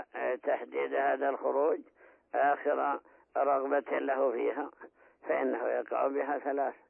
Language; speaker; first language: Arabic; native; Arabic